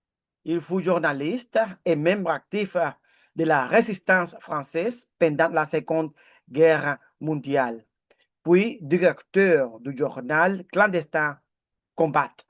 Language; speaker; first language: French; non-native, learner; Spanish